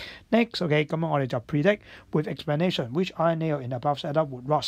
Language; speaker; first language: English; non-native, local second language; Cantonese